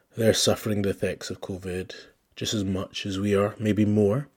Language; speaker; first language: English; native; English